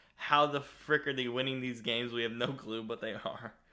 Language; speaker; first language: English; native; English